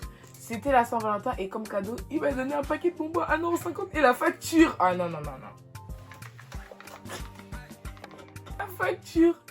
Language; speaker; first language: French; native; French